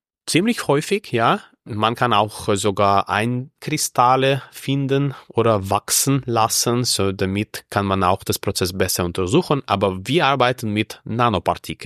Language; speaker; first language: German; non-native, fluent; Russian